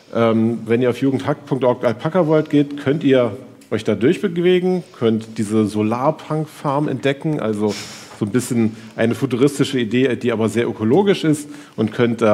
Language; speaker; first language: German; native; German